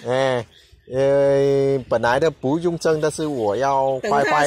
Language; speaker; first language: Chinese; non-native, learner; Vietnamese